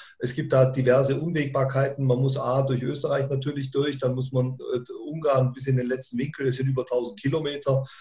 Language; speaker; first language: German; native; German